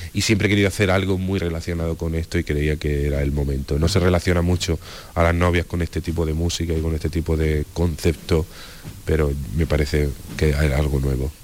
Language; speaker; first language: Spanish; native; Spanish